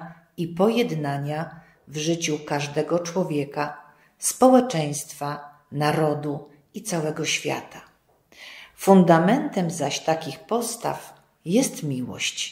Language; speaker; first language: Polish; native; Polish